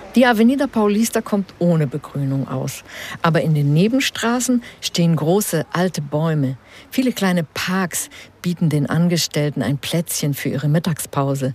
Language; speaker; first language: German; early bilingual, heritage; German